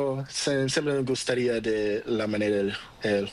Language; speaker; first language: Spanish; non-native, learner; Portuguese